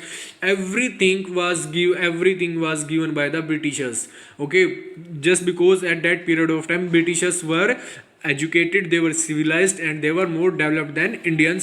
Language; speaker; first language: English; non-native, local second language; Hindi